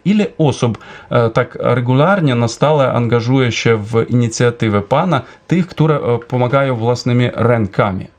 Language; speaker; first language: Polish; non-native, fluent; Ukrainian